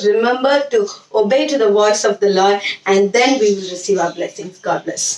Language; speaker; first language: English; non-native, local second language; Tamil